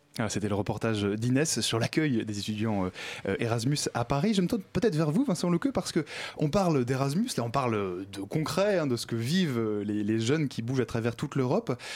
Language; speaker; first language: French; native; French